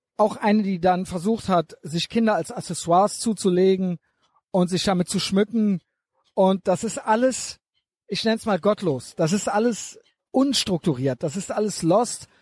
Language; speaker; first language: German; native; German